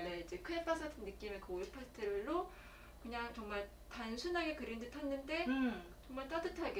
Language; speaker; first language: Korean; native; Korean